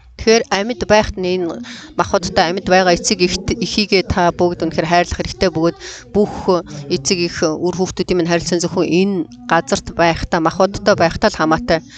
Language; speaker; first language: Mongolian; non-native, fluent; Korean